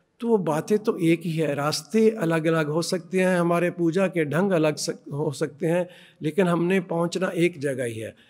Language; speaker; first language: Hindi; non-native, local second language; Punjabi